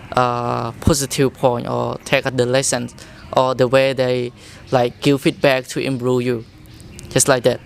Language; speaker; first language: English; non-native, learner; Khmer